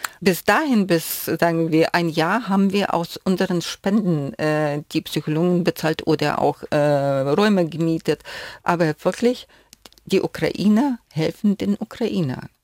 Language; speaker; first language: German; non-native, fluent; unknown